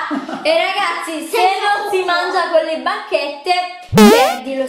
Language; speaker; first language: Italian; native; Italian